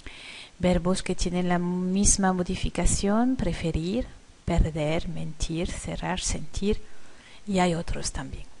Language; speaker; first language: Spanish; non-native, fluent; French